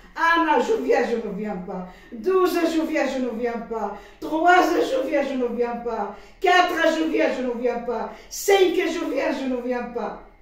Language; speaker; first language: French; non-native, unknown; Arabic